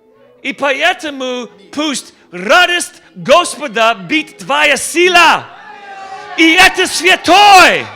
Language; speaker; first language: Russian; non-native, learner; English